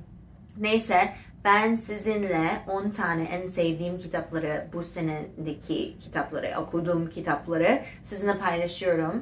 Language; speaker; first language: Turkish; non-native, fluent; English